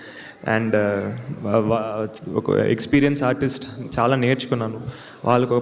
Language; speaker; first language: Telugu; non-native, local second language; Tamil